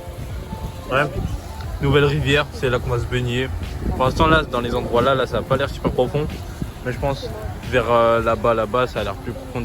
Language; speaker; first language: French; native; French